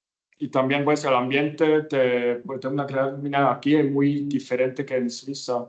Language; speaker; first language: Spanish; non-native, fluent; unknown